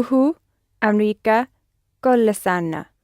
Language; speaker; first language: Arabic; non-native, learner; English